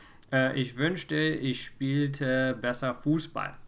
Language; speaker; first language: German; non-native, fluent; English